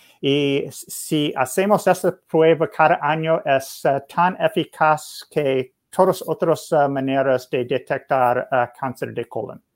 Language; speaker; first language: Spanish; non-native, learner; English